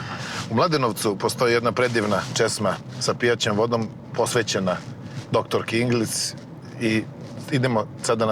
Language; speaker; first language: Bosnian; native; Bosnian